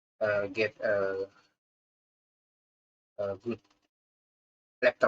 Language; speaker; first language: English; non-native, learner; Indonesian